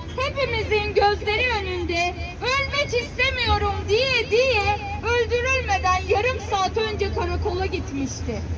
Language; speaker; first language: Turkish; native; Turkish